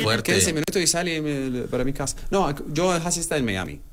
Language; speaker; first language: Spanish; non-native, learner; Arabic